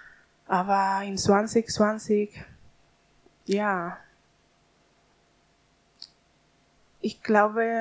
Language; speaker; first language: German; non-native, learner; Spanish